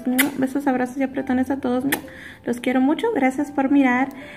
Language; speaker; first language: Spanish; early bilingual, heritage; Spanish